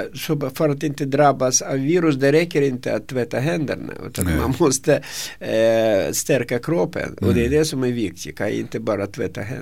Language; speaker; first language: Swedish; non-native, fluent; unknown